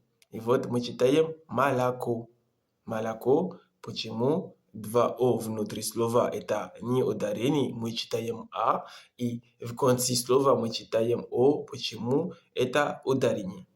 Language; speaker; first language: Russian; non-native, learner; Comorian